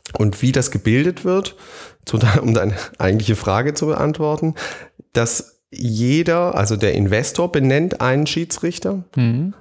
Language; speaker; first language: German; native; German